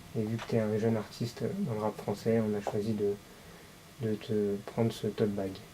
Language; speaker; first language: French; native; French